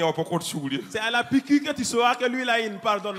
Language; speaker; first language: French; non-native, local second language; Mossi